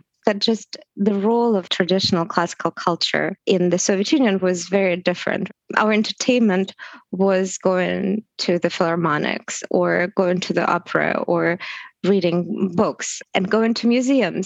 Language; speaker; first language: English; non-native, fluent; Russian